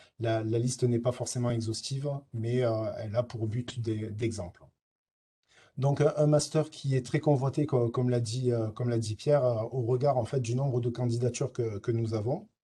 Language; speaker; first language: French; native; French